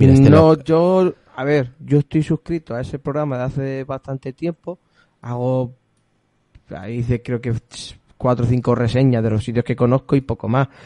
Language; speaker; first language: Spanish; native; Spanish